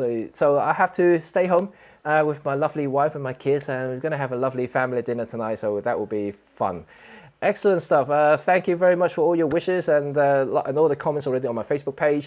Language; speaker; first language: English; non-native, local second language; Cantonese